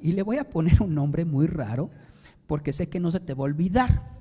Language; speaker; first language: Spanish; native; Spanish